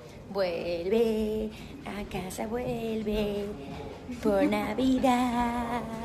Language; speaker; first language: Spanish; native; Spanish